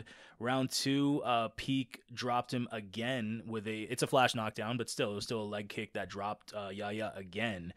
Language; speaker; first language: English; native; English